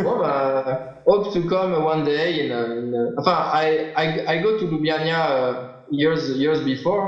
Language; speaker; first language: English; non-native, learner; French